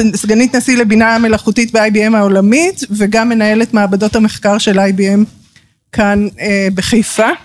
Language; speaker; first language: Hebrew; native; Hebrew